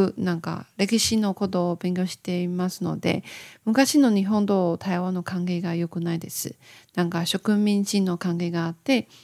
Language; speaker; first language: Japanese; non-native, learner; Chinese